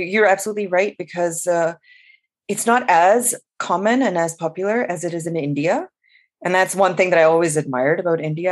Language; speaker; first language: English; non-native, local second language; Urdu